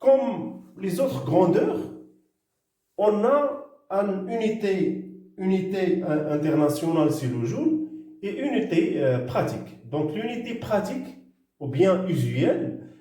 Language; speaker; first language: French; non-native, local second language; Arabic